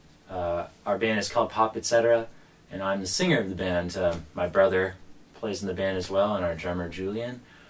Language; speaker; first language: English; native; English